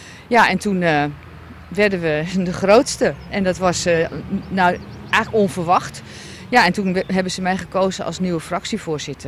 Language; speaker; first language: Dutch; native; Dutch